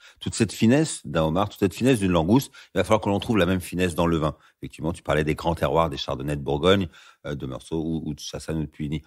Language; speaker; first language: French; native; French